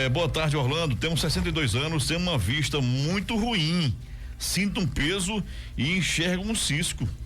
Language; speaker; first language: Portuguese; native; Portuguese